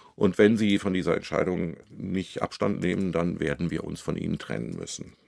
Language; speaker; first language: German; native; German